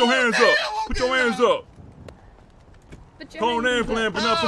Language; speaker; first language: English; native; English